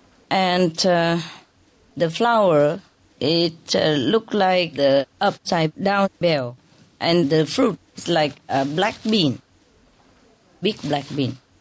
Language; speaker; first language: English; non-native, fluent; Vietnamese